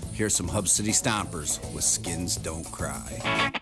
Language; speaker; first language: English; native; English